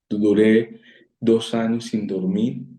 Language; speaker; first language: Spanish; native; Spanish